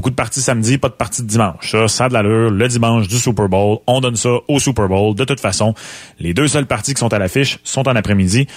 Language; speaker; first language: French; native; French